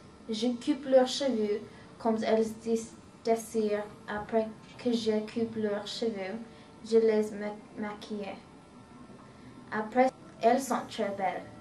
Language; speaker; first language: French; non-native, learner; English